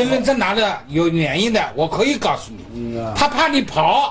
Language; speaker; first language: Chinese; native; Chinese